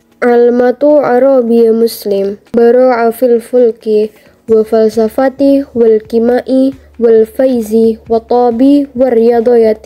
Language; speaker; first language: Arabic; non-native, learner; Indonesian